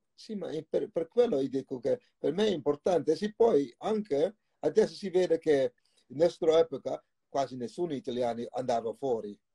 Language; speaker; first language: Italian; non-native, fluent; Dutch